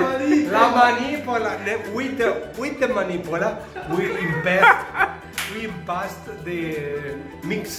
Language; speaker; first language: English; non-native, learner; Italian